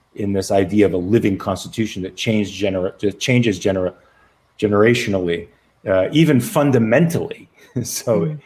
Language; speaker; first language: English; native; English